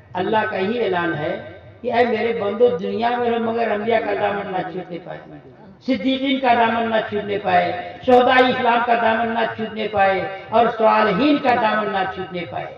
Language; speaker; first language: Urdu; native; Urdu